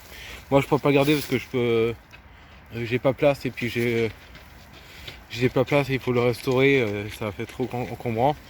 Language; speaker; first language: French; native; French